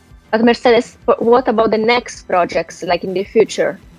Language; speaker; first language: English; non-native, fluent; Italian